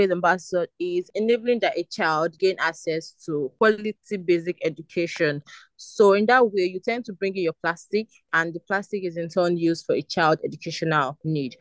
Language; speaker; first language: English; non-native, local second language; Igbo